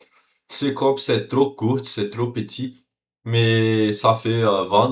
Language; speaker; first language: French; non-native, learner; Portuguese